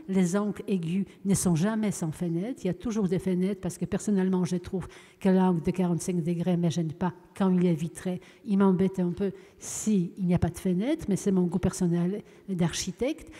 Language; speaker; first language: French; non-native, fluent; Polish